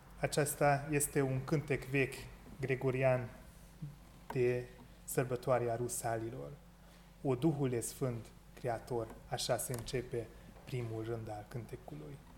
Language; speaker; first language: Romanian; non-native, local second language; Hungarian